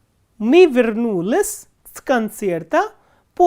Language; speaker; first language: Russian; non-native, fluent; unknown